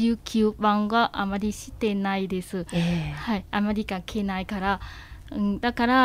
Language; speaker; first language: Japanese; non-native, fluent; Vietnamese